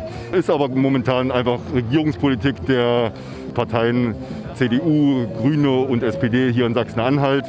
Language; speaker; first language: German; native; German